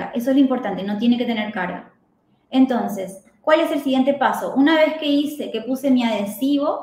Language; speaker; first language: Spanish; native; Spanish